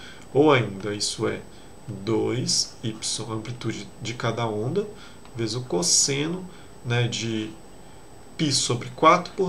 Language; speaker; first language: Portuguese; native; Portuguese